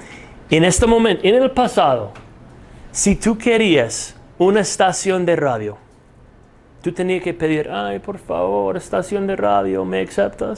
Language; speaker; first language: Spanish; non-native, fluent; English